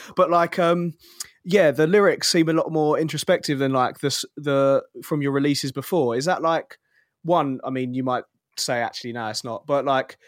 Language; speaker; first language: English; native; English